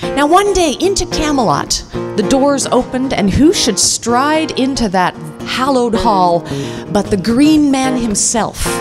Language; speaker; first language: English; native; English